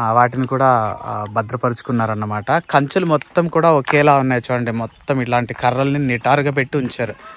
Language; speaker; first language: Telugu; native; Telugu